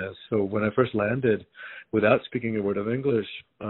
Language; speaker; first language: English; early bilingual, other home language; Spanish